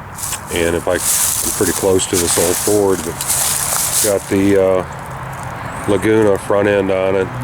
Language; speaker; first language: English; native; English